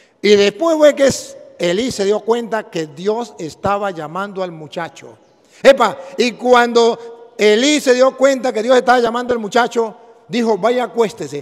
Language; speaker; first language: Spanish; native; Spanish